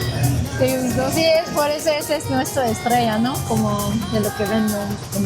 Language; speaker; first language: Spanish; non-native, learner; Chinese